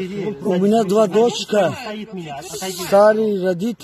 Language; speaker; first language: Russian; non-native, learner; Tajik